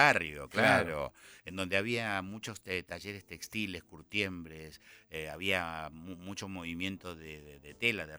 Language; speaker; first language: Spanish; native; Spanish